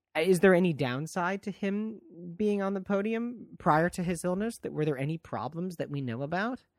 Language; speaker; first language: English; native; English